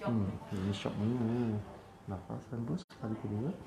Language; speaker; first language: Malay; non-native, local second language; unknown